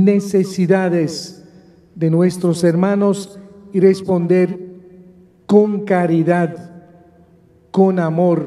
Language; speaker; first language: Spanish; non-native, fluent; Maltese